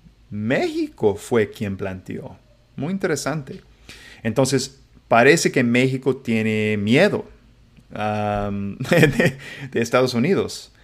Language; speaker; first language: Spanish; non-native, fluent; English